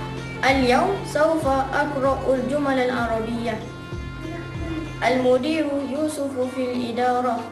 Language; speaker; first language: Arabic; non-native, learner; Malay